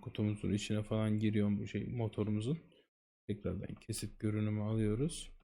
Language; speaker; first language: Turkish; native; Turkish